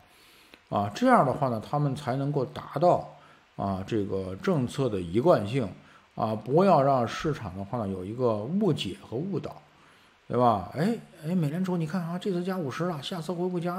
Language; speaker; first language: Chinese; native; Chinese